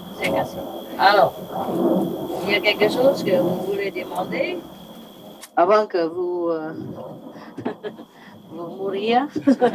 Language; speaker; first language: French; non-native, learner; Vietnamese